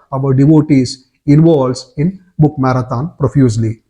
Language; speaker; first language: English; non-native, local second language; Kannada